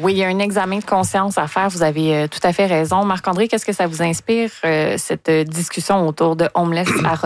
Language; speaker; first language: French; native; French